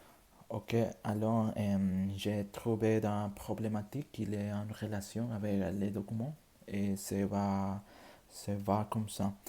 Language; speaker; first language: French; non-native, learner; Spanish